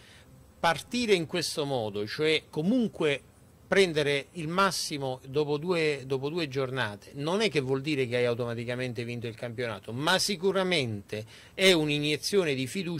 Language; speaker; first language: Italian; native; Italian